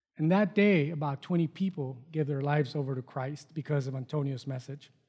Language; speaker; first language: English; non-native, fluent; Spanish